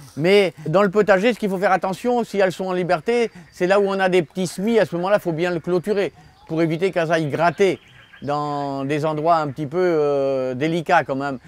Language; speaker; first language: French; native; French